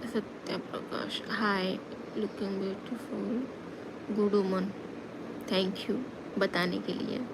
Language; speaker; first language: Hindi; non-native, local second language; Marathi